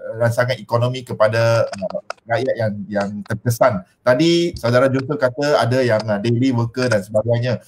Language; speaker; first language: Malay; non-native, local second language; Chinese